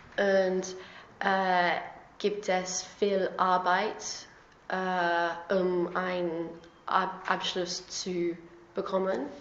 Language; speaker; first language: German; non-native, learner; English